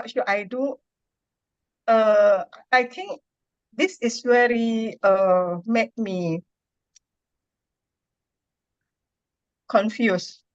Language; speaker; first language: English; non-native, learner; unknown